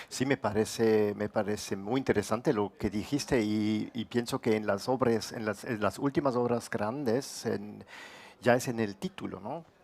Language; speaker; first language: Spanish; non-native, fluent; German